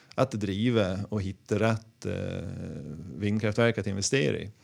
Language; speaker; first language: Swedish; native; Swedish